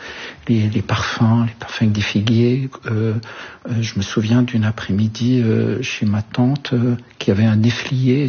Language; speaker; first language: French; early bilingual, other home language; Arabic